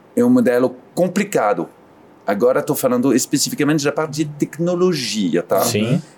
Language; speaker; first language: Portuguese; non-native, fluent; French